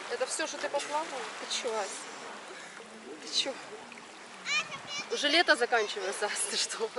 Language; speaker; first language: Russian; native; Russian